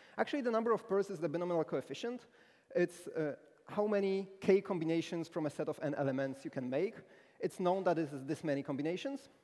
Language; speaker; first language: English; non-native, fluent; Polish